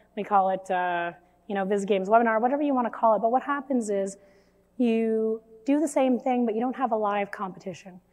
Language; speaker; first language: English; native; English